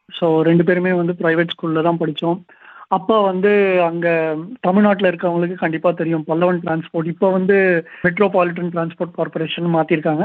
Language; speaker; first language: Tamil; native; Tamil